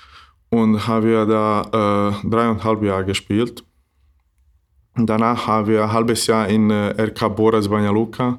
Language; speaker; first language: German; non-native, learner; Bosnian